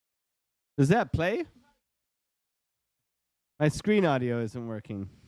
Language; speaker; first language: English; native; English